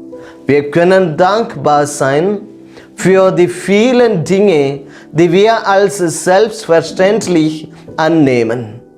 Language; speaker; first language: German; non-native, fluent; Malayalam